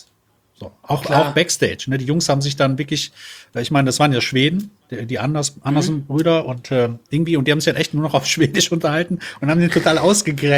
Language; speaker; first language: German; native; German